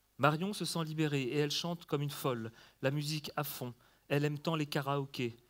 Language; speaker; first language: French; native; French